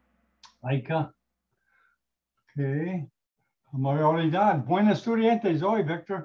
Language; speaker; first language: Spanish; non-native, learner; English